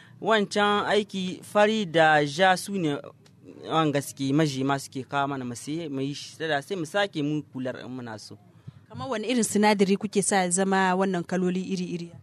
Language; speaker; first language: Hausa; non-native, local second language; Tamasheq